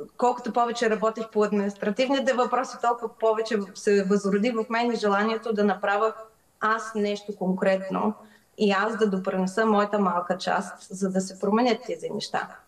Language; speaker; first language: Bulgarian; early bilingual, heritage; Bulgarian